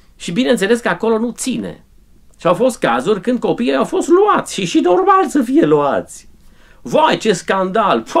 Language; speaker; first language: Romanian; native; Romanian